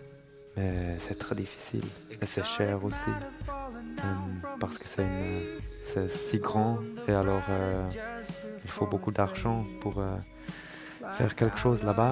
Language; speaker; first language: French; non-native, learner; German